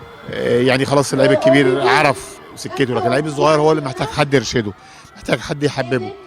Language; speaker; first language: Arabic; native; Arabic